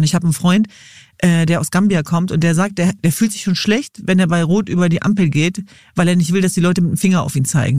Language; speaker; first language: German; early bilingual, other home language; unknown